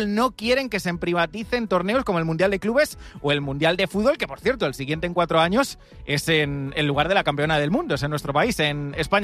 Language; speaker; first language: Spanish; native; Spanish